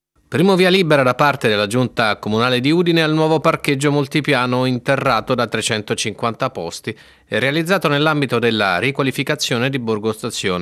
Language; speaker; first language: Italian; native; Italian